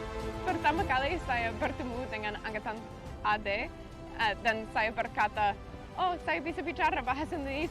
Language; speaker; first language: Indonesian; non-native, learner; English